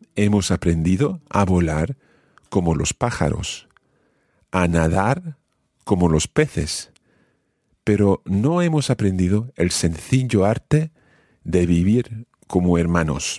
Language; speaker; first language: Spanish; non-native, fluent; English